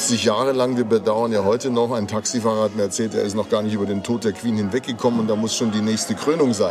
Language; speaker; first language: German; native; German